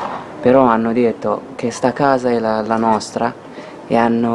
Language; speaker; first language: Italian; non-native, learner; Arabic